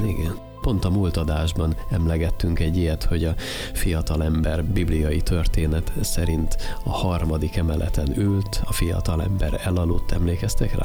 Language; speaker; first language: Hungarian; native; Hungarian